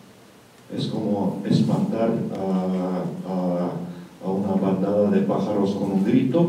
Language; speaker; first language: Spanish; non-native, fluent; Russian